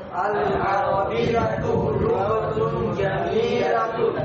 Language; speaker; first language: Arabic; non-native, learner; Indonesian